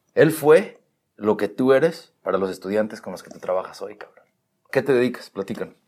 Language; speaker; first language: Spanish; native; Spanish